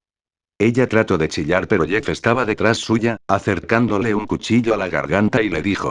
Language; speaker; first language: Spanish; native; Spanish